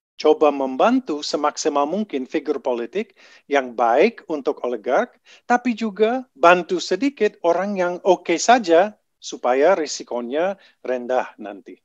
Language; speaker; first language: Indonesian; non-native, fluent; English